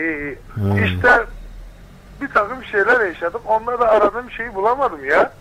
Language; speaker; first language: Turkish; native; Turkish